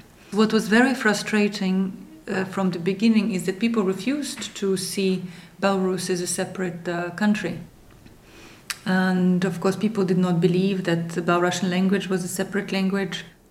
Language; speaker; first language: English; non-native, fluent; Russian